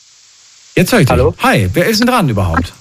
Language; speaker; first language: German; native; German